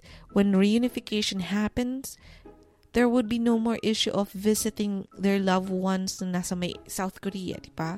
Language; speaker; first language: English; non-native, local second language; Filipino